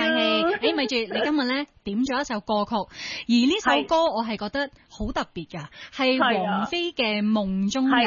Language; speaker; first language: Cantonese; native; Cantonese